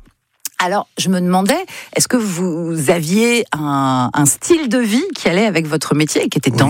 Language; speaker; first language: French; native; French